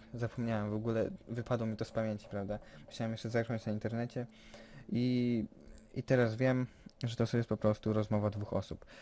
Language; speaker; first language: Polish; early bilingual, heritage; Polish